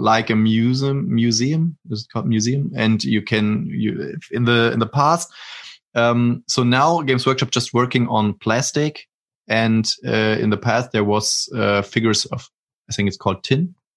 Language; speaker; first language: English; non-native, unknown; German